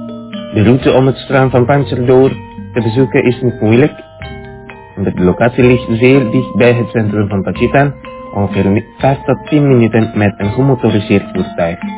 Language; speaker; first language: Dutch; non-native, fluent; Indonesian